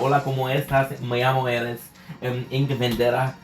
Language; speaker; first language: Spanish; non-native, learner; English